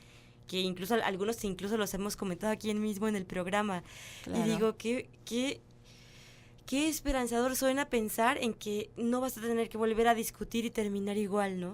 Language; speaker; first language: Spanish; native; Spanish